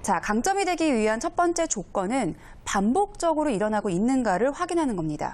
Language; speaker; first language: Korean; native; Korean